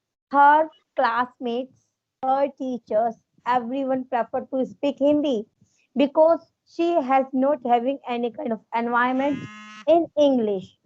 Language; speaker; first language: English; non-native, learner; Hindi